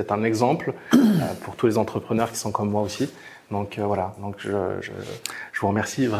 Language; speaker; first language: French; native; French